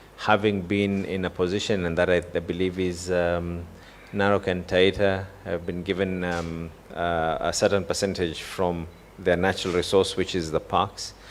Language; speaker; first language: English; non-native, local second language; Swahili